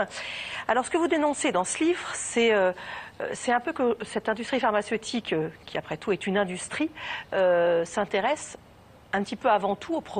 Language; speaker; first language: French; native; French